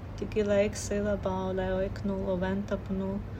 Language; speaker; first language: Danish; non-native, fluent; Ukrainian